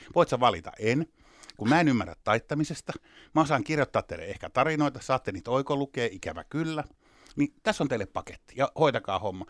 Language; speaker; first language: Finnish; native; Finnish